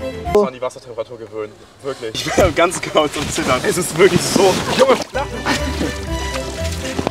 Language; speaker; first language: German; native; German